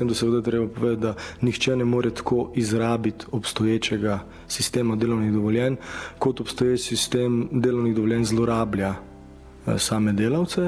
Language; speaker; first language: Slovenian; native; Slovenian